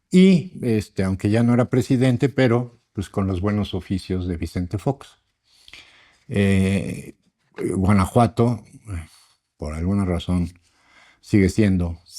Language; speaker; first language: Spanish; native; Spanish